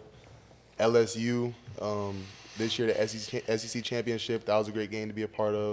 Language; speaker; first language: English; native; English